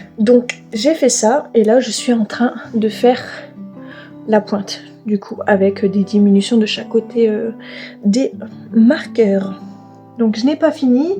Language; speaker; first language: French; native; French